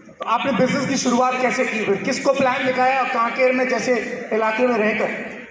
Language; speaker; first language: Hindi; non-native, local second language; Telugu